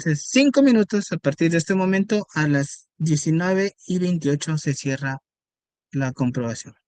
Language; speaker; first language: Spanish; native; Spanish